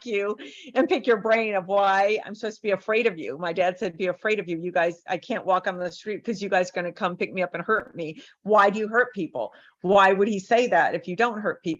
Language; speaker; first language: English; native; English